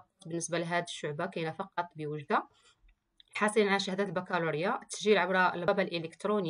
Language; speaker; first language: Arabic; native; Arabic